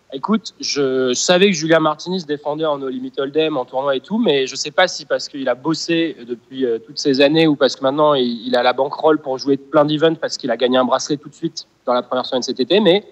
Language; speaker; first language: French; native; French